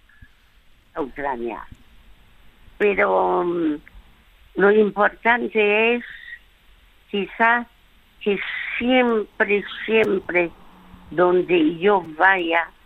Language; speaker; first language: Spanish; early bilingual, other home language; French